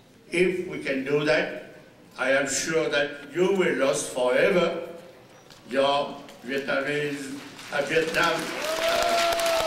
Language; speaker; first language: English; non-native, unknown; Vietnamese